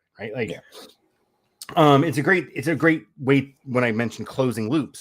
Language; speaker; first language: English; native; English